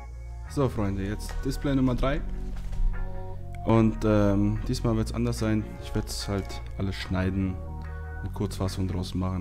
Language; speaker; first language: German; native; German